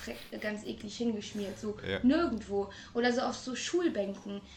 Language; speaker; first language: German; native; German